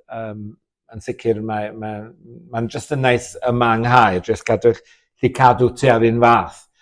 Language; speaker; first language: Welsh; native; Welsh